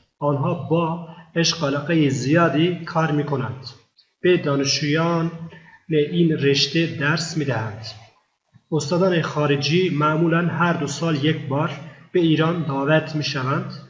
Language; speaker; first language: Persian; non-native, fluent; Turkish